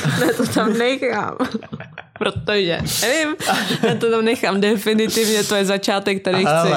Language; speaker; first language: Czech; native; Czech